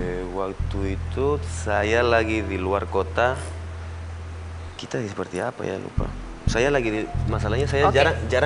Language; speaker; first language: Indonesian; non-native, learner; Spanish